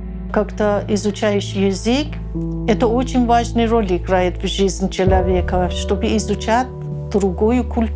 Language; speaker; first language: Russian; non-native, learner; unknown